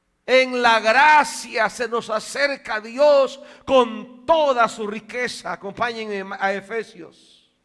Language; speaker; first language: Spanish; native; Spanish